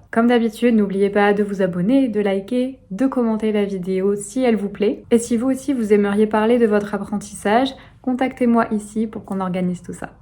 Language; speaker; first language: French; native; French